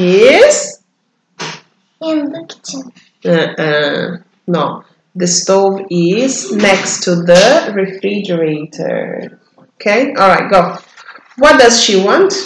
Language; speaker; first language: English; non-native, learner; Turkish